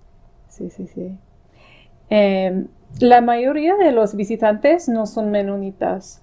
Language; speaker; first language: Spanish; non-native, fluent; English